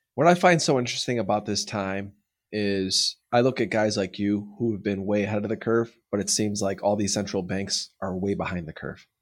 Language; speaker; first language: English; non-native, fluent; Italian